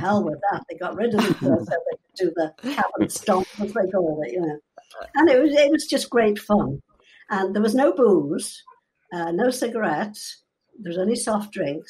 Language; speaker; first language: English; native; English